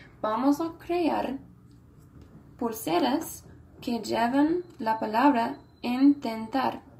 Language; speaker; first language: Spanish; non-native, fluent; English